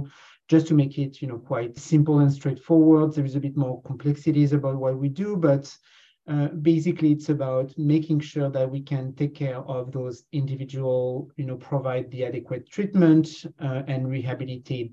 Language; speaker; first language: English; non-native, fluent; French